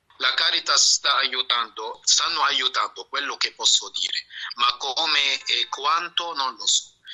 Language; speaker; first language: Italian; non-native, fluent; Arabic